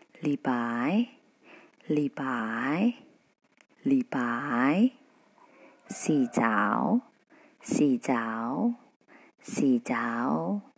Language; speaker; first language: Chinese; non-native, fluent; Indonesian